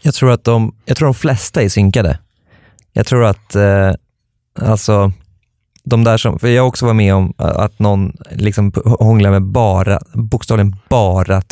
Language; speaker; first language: Swedish; native; Swedish